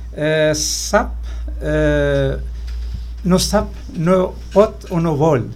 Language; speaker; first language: Catalan; non-native, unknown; Arabic